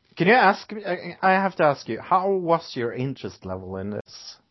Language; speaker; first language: English; non-native, fluent; Norwegian